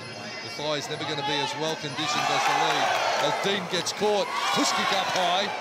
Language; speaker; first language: English; native; English